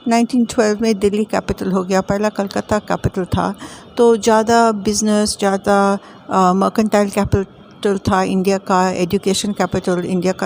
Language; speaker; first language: Hindi; non-native, local second language; English